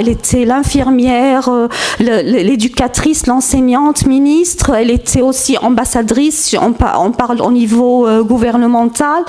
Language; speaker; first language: French; non-native, fluent; Arabic